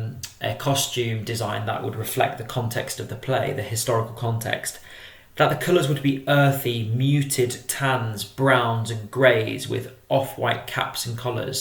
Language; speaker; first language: English; native; English